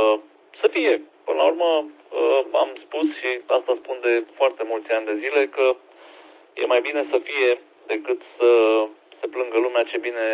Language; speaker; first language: Romanian; native; Romanian